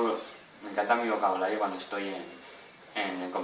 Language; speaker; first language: Spanish; native; Spanish